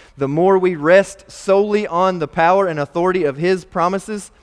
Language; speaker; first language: English; native; English